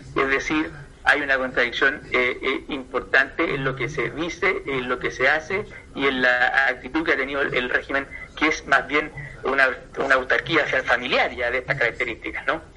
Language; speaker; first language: Spanish; native; Spanish